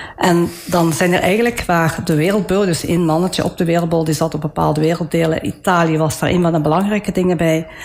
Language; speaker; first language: Dutch; early bilingual, other home language; Italian